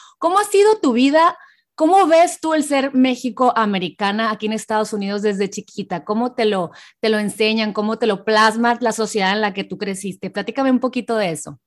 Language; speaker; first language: Spanish; native; Spanish